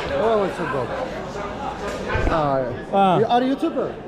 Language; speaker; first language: English; non-native, learner; Arabic